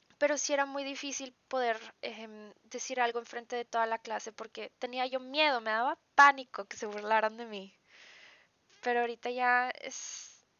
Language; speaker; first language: Spanish; native; Spanish